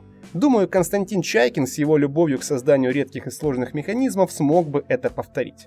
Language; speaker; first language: Russian; native; Russian